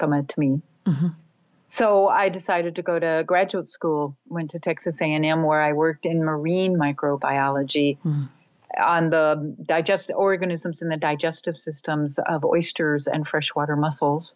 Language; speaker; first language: English; native; English